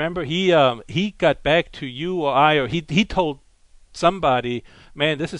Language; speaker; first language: English; non-native, fluent; German